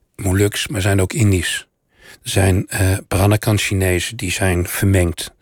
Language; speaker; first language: Dutch; native; Dutch